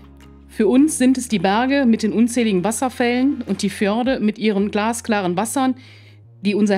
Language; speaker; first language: German; native; German